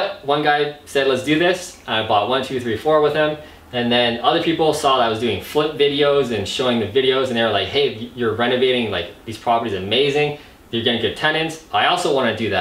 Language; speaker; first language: English; native; English